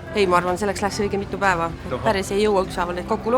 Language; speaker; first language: Estonian; native; Estonian